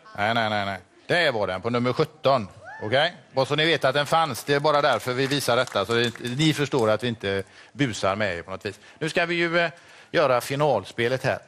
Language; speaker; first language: Swedish; native; Swedish